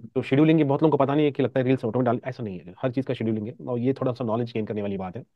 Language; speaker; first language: Hindi; non-native, local second language; Marathi